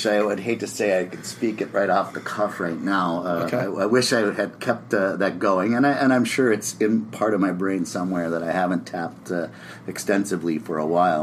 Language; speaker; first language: English; native; English